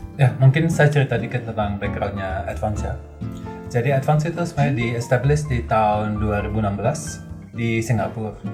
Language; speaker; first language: Indonesian; non-native, fluent; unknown